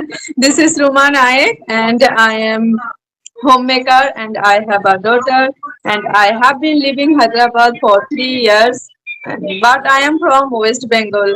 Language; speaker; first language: English; non-native, learner; Bangla